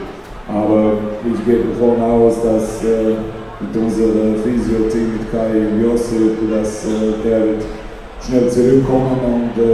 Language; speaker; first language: German; non-native, fluent; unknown